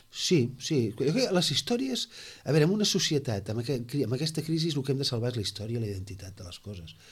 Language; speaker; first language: Catalan; native; Catalan